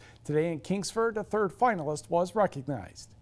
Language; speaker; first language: English; native; English